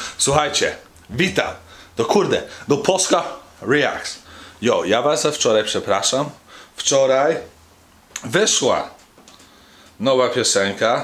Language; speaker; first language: Polish; early bilingual, heritage; Polish